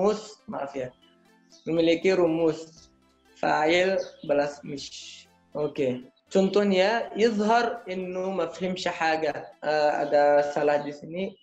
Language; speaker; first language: Indonesian; non-native, learner; Arabic